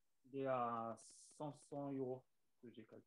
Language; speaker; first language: French; non-native, learner; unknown